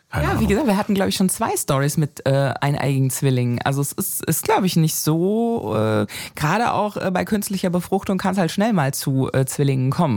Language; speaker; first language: German; native; German